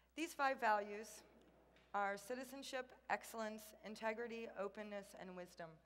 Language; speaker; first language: English; native; English